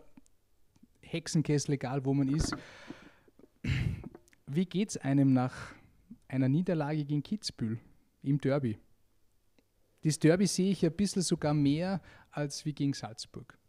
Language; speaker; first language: German; native; German